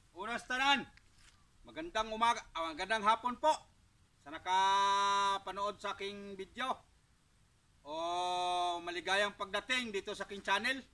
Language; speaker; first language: Filipino; non-native, local second language; Cebuano